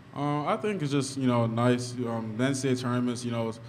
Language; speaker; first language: English; native; English